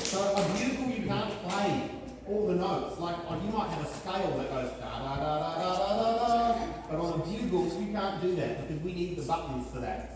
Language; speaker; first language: English; native; English